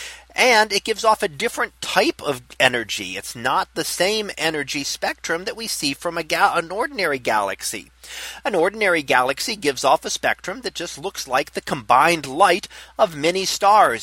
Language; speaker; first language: English; native; English